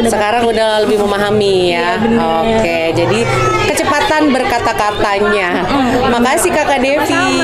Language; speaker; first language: Indonesian; native; Indonesian